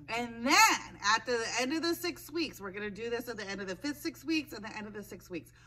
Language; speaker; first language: English; native; English